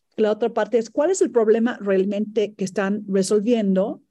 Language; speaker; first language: Spanish; non-native, fluent; English